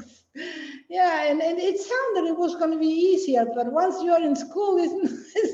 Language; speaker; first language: English; non-native, fluent; Spanish